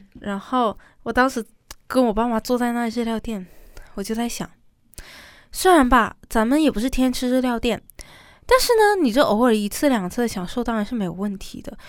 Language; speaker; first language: Chinese; native; Chinese